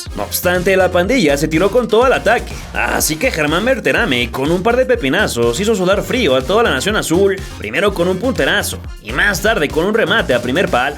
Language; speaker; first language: Spanish; native; Spanish